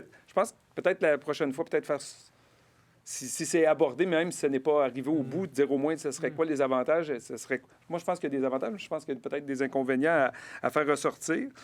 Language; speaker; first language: French; native; French